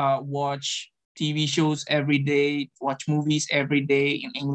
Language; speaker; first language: English; non-native, fluent; Indonesian